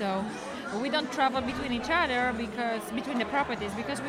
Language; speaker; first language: English; non-native, fluent; Polish